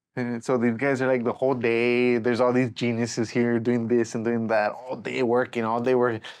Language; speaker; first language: English; native; English